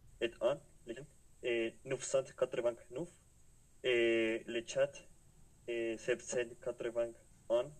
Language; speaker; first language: French; non-native, learner; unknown